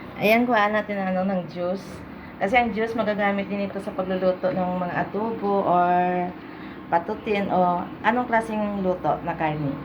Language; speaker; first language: Filipino; non-native, local second language; Hiligaynon